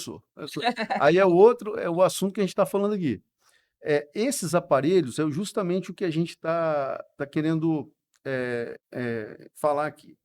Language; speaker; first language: Portuguese; native; Portuguese